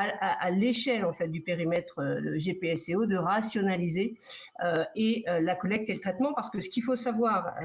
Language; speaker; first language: French; native; French